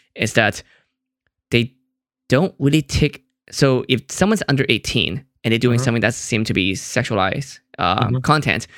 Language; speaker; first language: English; non-native, local second language; Cantonese